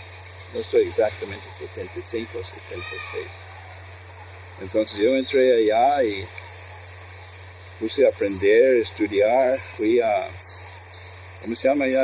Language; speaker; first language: Spanish; non-native, fluent; English